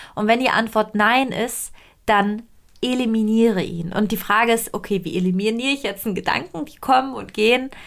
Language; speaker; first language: German; non-native, fluent; Italian